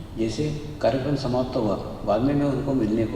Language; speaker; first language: Hindi; native; Hindi